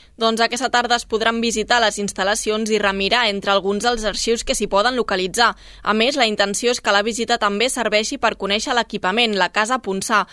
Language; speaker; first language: Catalan; native; Catalan